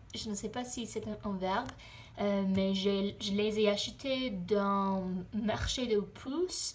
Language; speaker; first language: French; non-native, learner; English